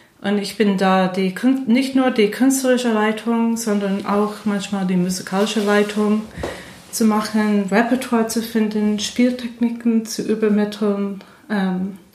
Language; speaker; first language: German; non-native, fluent; English